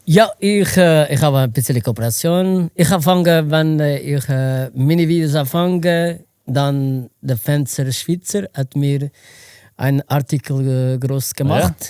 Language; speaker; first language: German; non-native, learner; Portuguese